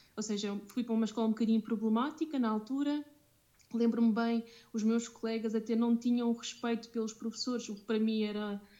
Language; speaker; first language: Portuguese; early bilingual, other home language; Romanian